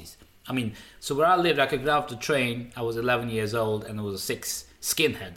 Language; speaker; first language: English; non-native, fluent; Swedish